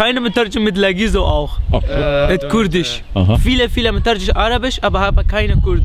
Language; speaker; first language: German; non-native, learner; Kurdish